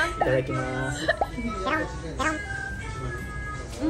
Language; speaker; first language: Japanese; native; Japanese